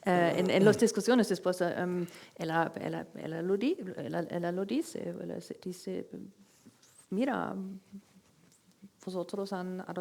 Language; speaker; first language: Spanish; non-native, fluent; German